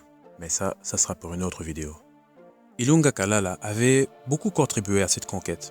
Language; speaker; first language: French; native; French